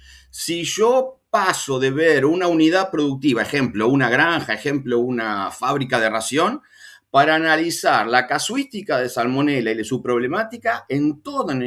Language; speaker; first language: Spanish; native; Spanish